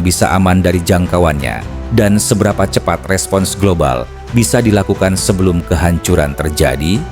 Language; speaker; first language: Indonesian; native; Indonesian